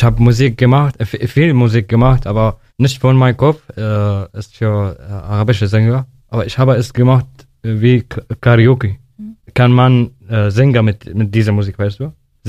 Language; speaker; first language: German; non-native, learner; Arabic